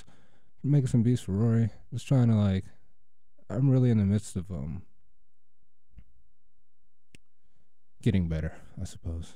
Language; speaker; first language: English; native; English